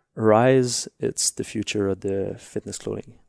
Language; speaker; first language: English; non-native, fluent; French